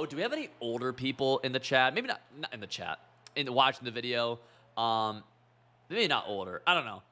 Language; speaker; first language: English; native; English